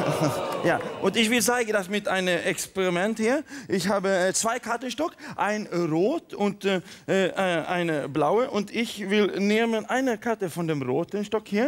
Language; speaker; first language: German; non-native, learner; Swedish